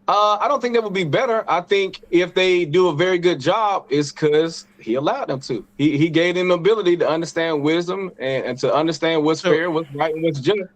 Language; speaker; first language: English; native; English